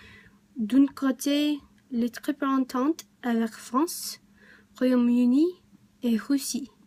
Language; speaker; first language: French; non-native, learner; English